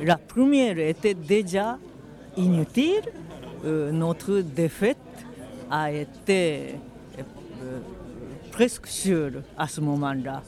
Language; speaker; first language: French; non-native, fluent; Japanese